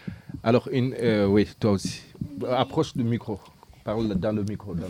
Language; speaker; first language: French; native; French